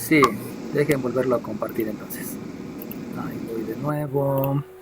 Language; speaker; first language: Spanish; native; Spanish